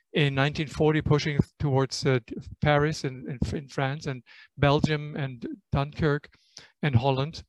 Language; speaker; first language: English; non-native, fluent; German